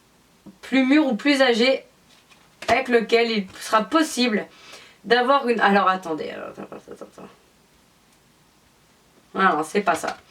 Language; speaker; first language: French; native; French